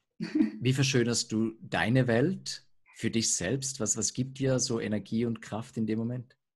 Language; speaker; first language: German; native; German